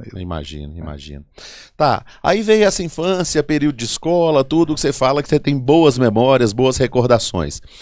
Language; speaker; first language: Portuguese; native; Portuguese